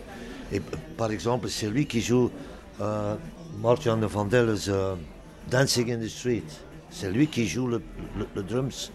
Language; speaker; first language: French; non-native, local second language; Dutch